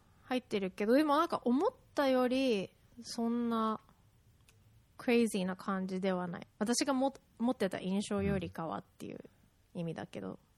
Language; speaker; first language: Japanese; native; Japanese